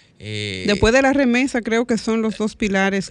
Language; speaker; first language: Spanish; native; Spanish